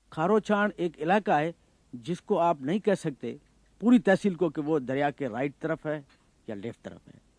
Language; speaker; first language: Urdu; non-native, local second language; Sindhi